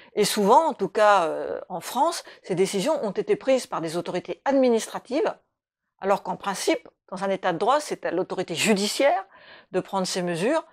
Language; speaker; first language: French; native; French